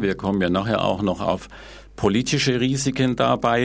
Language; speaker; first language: German; native; German